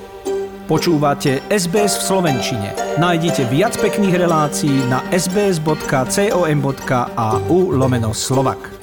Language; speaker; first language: Slovak; native; Slovak